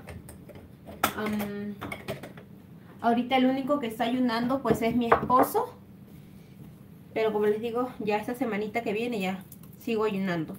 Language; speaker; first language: Spanish; native; Spanish